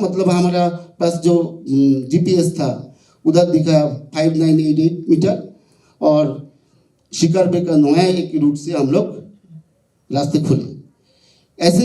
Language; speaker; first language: Hindi; non-native, local second language; Bangla